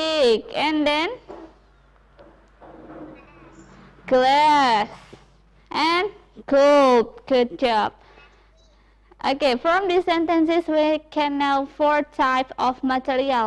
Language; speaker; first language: English; non-native, fluent; Indonesian